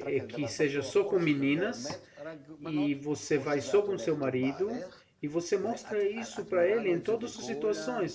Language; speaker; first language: Portuguese; non-native, fluent; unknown